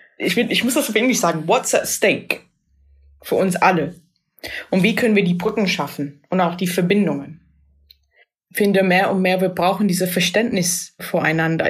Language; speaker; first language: German; non-native, fluent; English